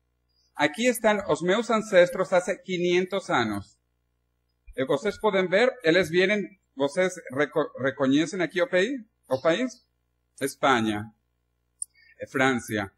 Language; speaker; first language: Spanish; non-native, learner; Portuguese